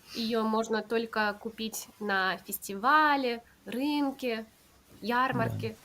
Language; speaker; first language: Russian; early bilingual, heritage; Russian